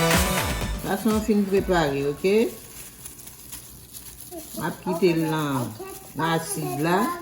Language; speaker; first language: French; non-native, learner; Haitian Creole